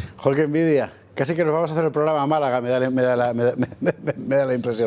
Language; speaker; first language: Spanish; native; Spanish